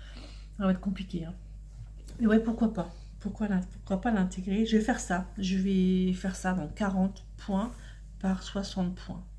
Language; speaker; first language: French; native; French